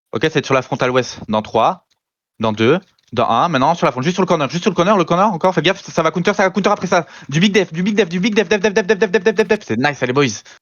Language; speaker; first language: French; native; French